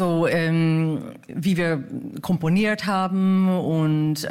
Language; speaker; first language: German; non-native, fluent; English